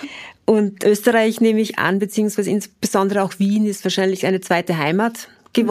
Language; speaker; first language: German; native; German